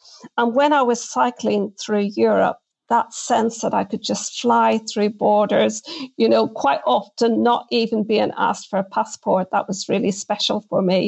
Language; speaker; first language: English; native; English